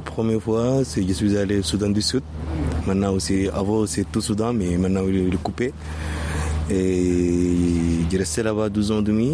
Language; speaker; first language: French; non-native, learner; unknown